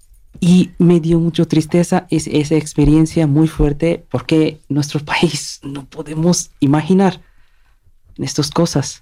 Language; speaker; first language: Spanish; non-native, learner; Bangla